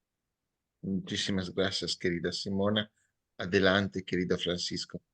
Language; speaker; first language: Spanish; native; Spanish